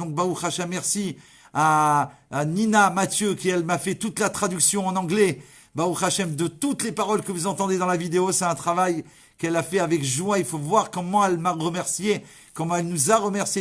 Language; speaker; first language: French; native; French